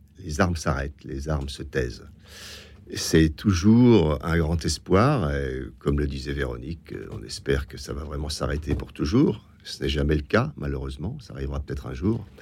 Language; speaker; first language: French; native; French